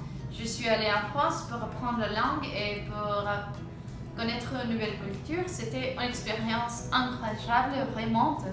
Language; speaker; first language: French; non-native, fluent; Spanish